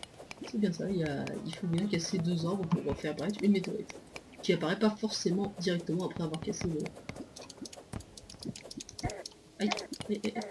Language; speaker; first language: French; native; French